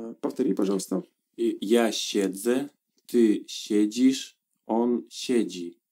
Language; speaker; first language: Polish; non-native, learner; Ukrainian